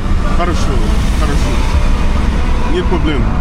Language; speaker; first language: Russian; non-native, learner; English